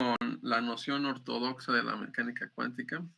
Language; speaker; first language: Spanish; native; Spanish